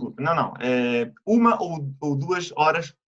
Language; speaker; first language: Portuguese; non-native, fluent; Italian